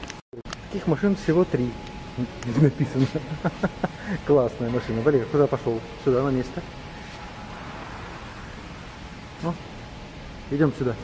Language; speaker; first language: Russian; native; Russian